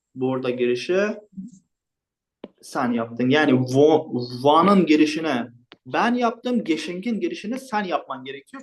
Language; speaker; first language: Turkish; non-native, fluent; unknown